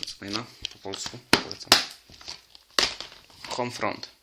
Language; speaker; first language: Polish; native; Polish